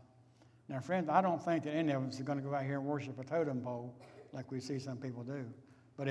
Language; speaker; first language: English; native; English